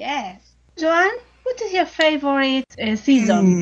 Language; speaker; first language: English; non-native, learner; Spanish